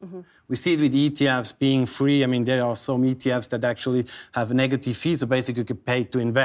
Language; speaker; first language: English; non-native, fluent; German